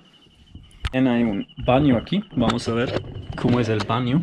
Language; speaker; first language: Spanish; non-native, fluent; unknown